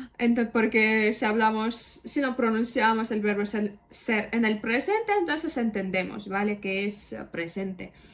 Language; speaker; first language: Spanish; non-native, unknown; Russian